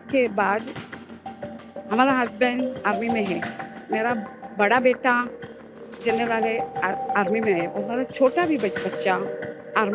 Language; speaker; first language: Hindi; early bilingual, heritage; Hindi